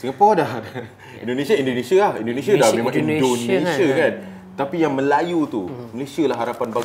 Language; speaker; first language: Malay; native; Malay